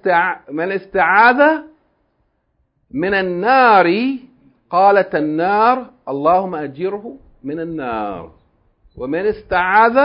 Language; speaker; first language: Arabic; non-native, fluent; English